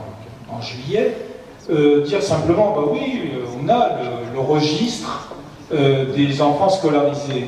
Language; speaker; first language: French; native; French